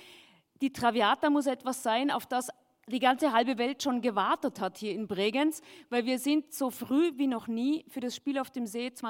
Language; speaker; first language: German; native; German